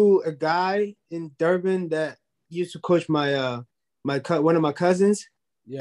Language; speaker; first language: English; non-native, local second language; Zulu